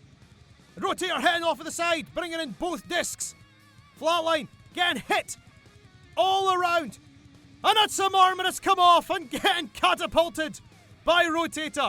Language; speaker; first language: English; native; English